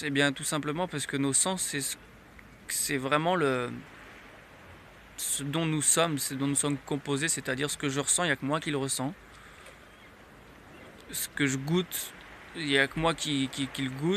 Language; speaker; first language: French; native; French